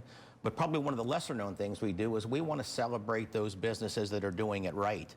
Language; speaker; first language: English; native; English